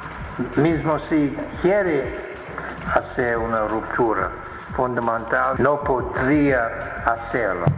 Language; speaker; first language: Spanish; non-native, fluent; English